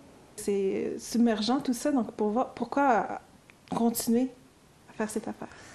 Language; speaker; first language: French; native; French